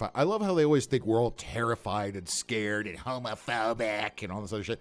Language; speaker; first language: English; native; English